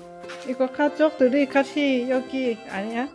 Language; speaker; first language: Korean; non-native, learner; Lao